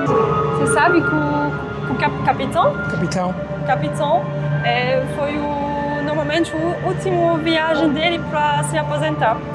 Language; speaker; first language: Portuguese; non-native, fluent; French